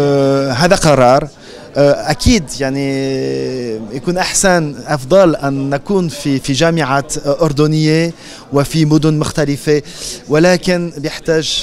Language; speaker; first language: Arabic; non-native, fluent; French